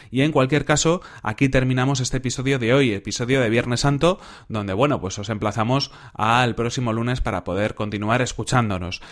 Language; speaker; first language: Spanish; native; Spanish